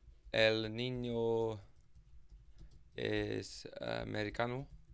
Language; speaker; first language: Spanish; non-native, learner; English